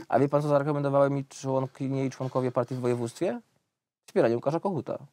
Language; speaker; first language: Polish; native; Polish